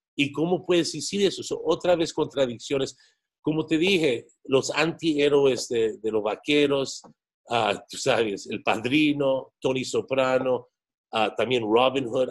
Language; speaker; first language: Spanish; non-native, fluent; English